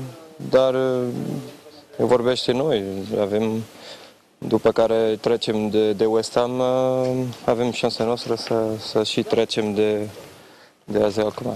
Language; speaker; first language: Romanian; non-native, learner; Portuguese